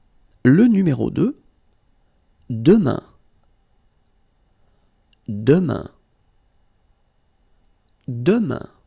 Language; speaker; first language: French; native; French